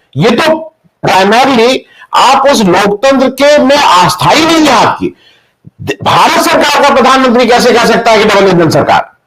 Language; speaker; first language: Hindi; native; Hindi